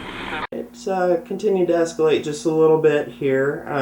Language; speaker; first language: English; native; English